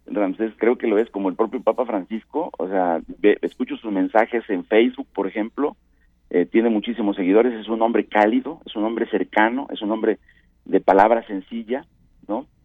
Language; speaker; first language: Spanish; native; Spanish